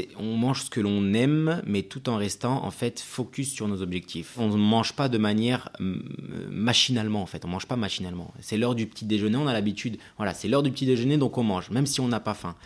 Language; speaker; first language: French; early bilingual, other home language; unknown